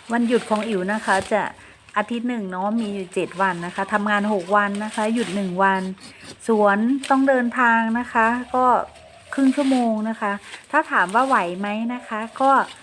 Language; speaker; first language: Thai; non-native, local second language; Northern Khmer